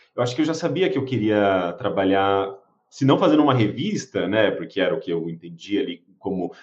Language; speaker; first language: Portuguese; native; Portuguese